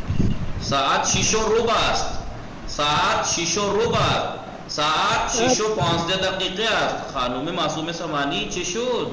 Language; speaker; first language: Persian; non-native, fluent; Urdu